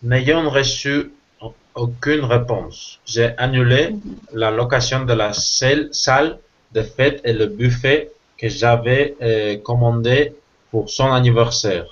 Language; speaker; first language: French; non-native, learner; Spanish